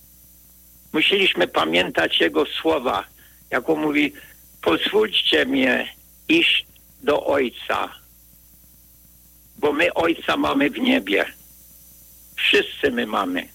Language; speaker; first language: Polish; early bilingual, heritage; Polish